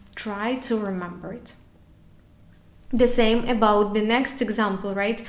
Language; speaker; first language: English; non-native, fluent; Ukrainian